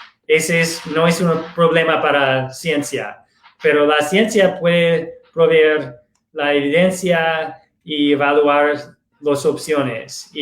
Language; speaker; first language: Spanish; non-native, fluent; English